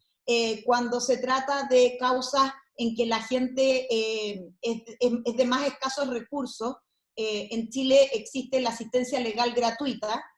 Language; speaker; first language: Spanish; native; Spanish